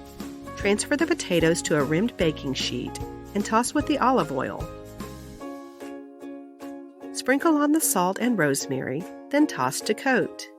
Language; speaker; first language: English; native; English